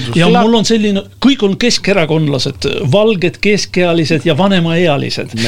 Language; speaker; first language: Estonian; non-native, local second language; Russian